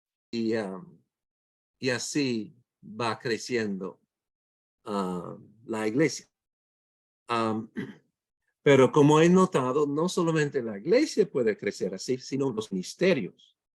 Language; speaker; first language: Spanish; non-native, fluent; English